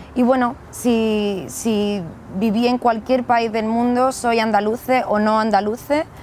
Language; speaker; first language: Spanish; native; Spanish